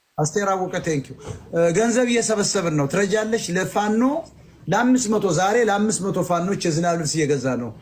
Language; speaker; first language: Amharic; native; Amharic